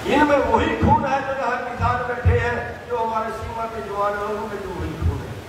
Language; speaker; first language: Hindi; native; Hindi